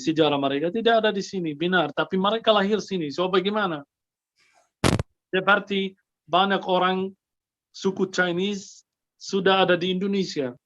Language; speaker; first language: Indonesian; non-native, fluent; Arabic